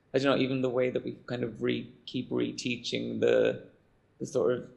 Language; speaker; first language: English; native; English